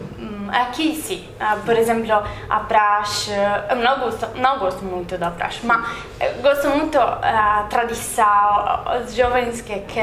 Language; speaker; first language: Portuguese; non-native, learner; Italian